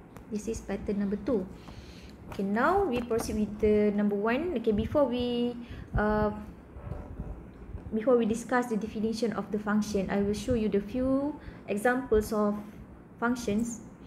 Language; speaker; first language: English; non-native, local second language; Malay